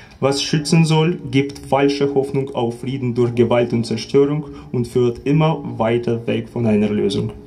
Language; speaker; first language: German; non-native, fluent; Ukrainian